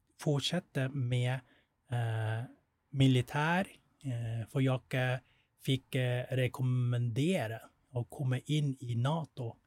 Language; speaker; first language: Swedish; non-native, fluent; Thai